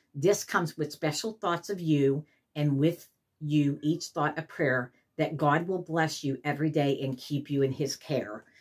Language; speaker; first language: English; native; English